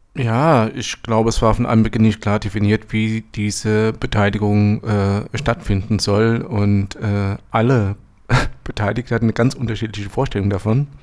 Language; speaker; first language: German; native; German